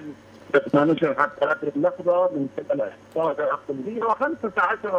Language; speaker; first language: Arabic; native; Arabic